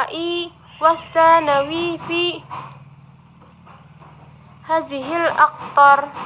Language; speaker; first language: Arabic; non-native, learner; Indonesian